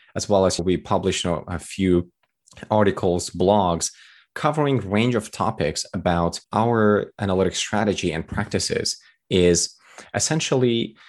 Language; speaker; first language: English; early bilingual, other home language; Tajik